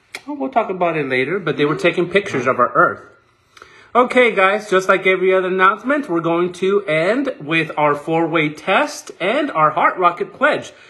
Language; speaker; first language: English; native; English